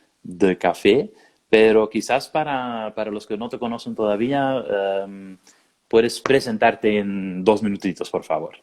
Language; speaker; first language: Spanish; non-native, fluent; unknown